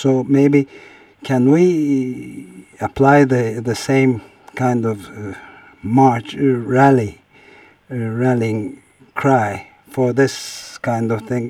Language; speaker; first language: English; non-native, fluent; Turkish